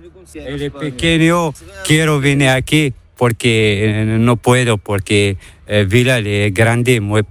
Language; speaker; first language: Spanish; non-native, learner; Arabic